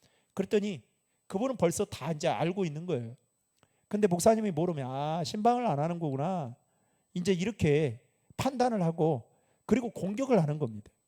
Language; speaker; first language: Korean; native; Korean